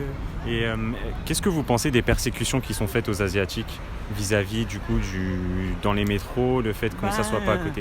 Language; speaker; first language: French; native; French